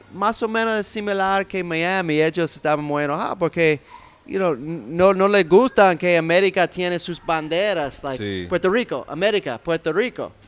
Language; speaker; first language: Spanish; non-native, learner; English